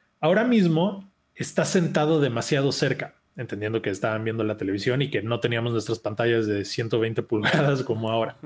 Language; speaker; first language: Spanish; native; Spanish